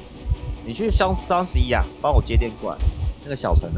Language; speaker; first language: Chinese; native; Chinese